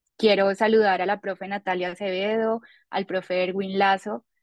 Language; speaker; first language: Spanish; native; Spanish